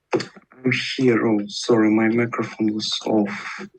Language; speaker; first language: English; non-native, learner; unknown